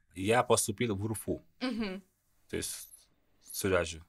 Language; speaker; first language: Russian; non-native, fluent; French